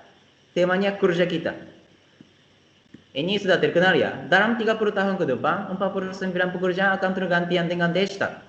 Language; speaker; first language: Indonesian; non-native, fluent; Japanese